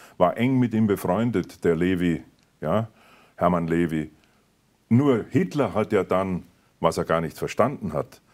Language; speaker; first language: German; native; German